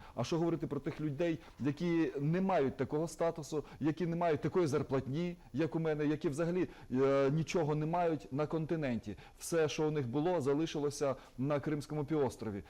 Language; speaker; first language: Ukrainian; native; Ukrainian